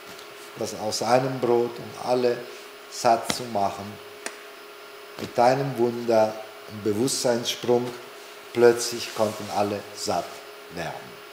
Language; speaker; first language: German; non-native, fluent; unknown